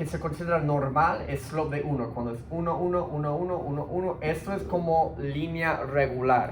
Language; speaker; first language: Spanish; early bilingual, heritage; Spanish